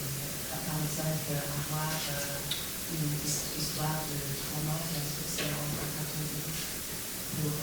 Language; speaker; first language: French; non-native, fluent; English